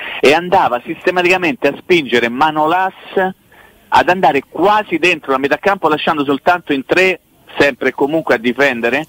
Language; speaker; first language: Italian; native; Italian